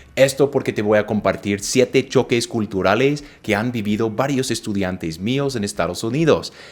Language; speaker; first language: Spanish; non-native, fluent; English